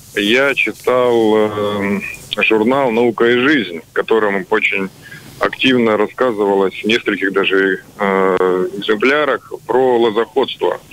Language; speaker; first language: Russian; native; Russian